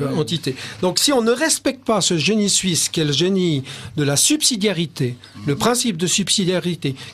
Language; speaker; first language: French; native; French